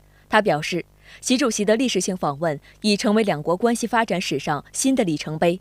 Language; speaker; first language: Chinese; native; Chinese